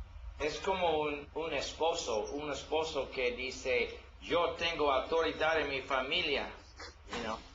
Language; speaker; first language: Spanish; non-native, learner; English